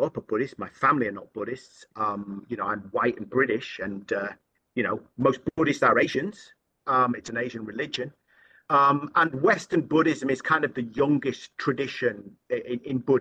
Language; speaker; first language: English; native; English